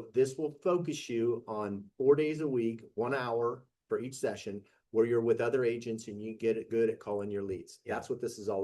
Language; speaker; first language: English; native; English